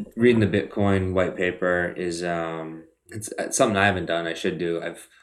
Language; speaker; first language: English; native; English